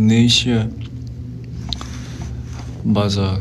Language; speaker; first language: Korean; non-native, fluent; Chinese